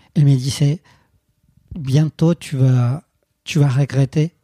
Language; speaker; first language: French; non-native, fluent; Spanish